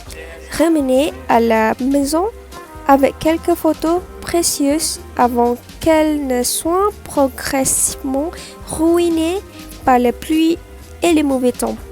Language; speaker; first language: French; non-native, learner; Malay